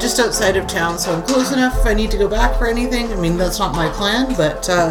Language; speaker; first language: English; native; English